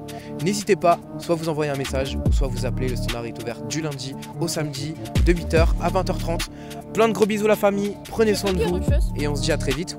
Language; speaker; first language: French; native; French